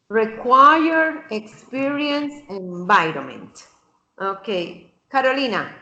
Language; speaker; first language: English; non-native, fluent; Spanish